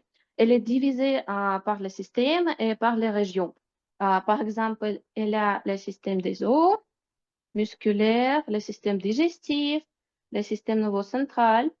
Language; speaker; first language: French; non-native, fluent; Russian